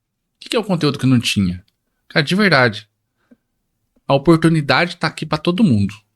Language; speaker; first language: Portuguese; native; Portuguese